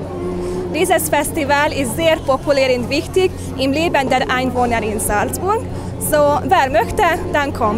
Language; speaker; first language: German; non-native, learner; Hungarian